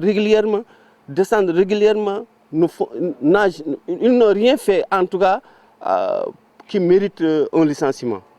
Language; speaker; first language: French; non-native, local second language; Fula